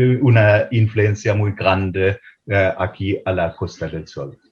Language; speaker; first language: Spanish; non-native, fluent; German